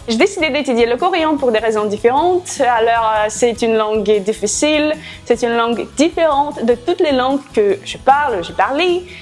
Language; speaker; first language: French; non-native, fluent; Russian